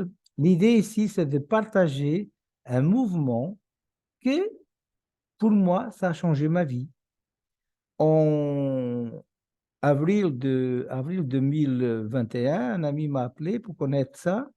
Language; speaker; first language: French; non-native, fluent; Portuguese